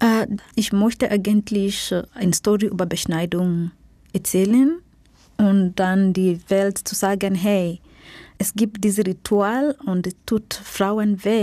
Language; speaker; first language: German; non-native, fluent; Swahili